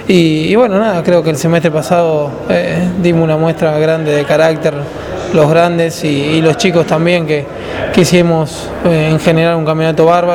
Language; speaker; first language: Spanish; native; Spanish